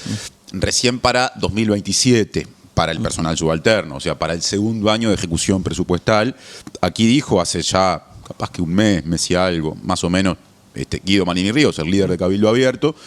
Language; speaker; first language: Spanish; native; Spanish